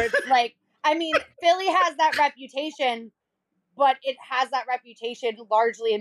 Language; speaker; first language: English; native; English